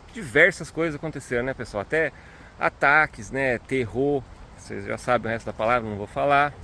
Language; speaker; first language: Portuguese; native; Portuguese